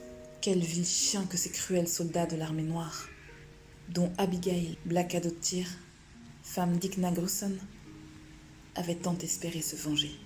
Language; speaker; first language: French; native; French